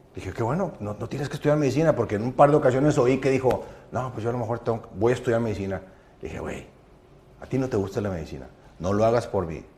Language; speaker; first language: Spanish; native; Spanish